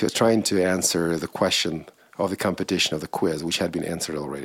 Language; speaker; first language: English; non-native, fluent; Russian